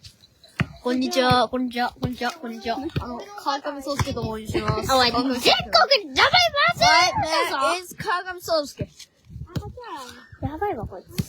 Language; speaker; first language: Japanese; native; Japanese